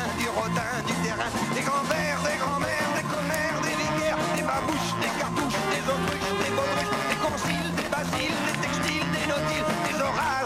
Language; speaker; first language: French; native; French